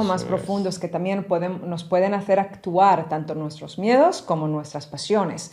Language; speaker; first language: Spanish; native; Spanish